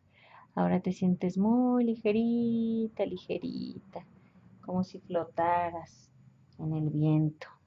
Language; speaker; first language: Spanish; native; Spanish